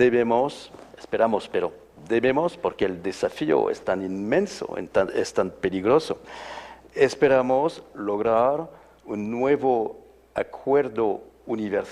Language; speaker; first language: Spanish; non-native, fluent; French